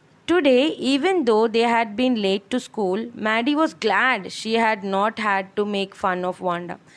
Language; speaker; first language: English; non-native, local second language; Malayalam